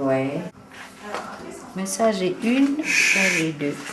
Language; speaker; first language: French; non-native, learner; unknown